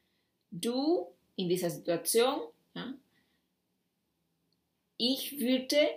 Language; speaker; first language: German; non-native, fluent; Spanish